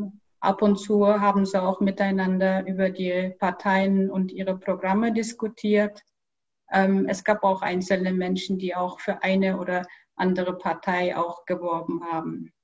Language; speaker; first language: German; non-native, fluent; Kyrgyz